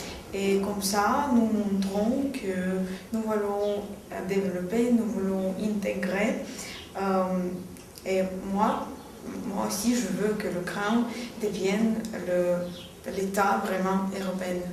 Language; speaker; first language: French; non-native, fluent; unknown